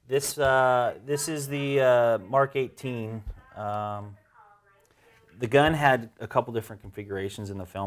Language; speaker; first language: English; native; English